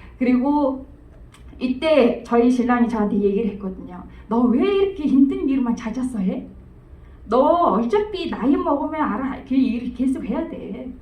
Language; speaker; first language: Korean; non-native, fluent; Mongolian